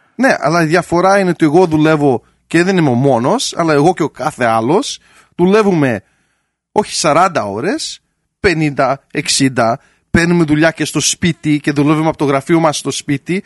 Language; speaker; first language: Greek; early bilingual, heritage; Greek